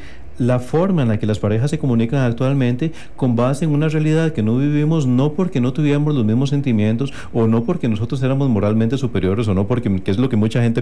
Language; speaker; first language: Spanish; native; Spanish